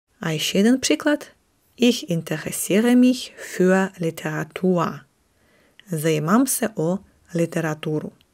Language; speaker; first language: Czech; non-native, fluent; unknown